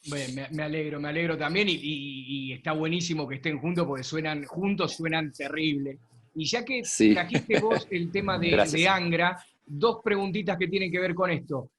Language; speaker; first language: Spanish; native; Spanish